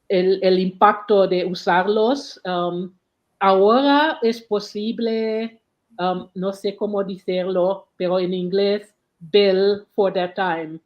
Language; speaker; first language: Spanish; non-native, learner; English